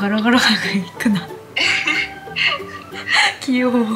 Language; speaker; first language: Korean; non-native, learner; Japanese